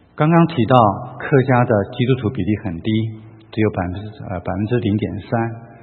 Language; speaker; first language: Chinese; non-native, local second language; Hakka Chinese